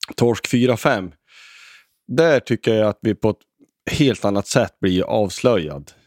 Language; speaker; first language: Swedish; native; Swedish